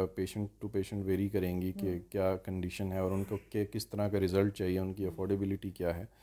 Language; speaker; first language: Hindi; native; Hindi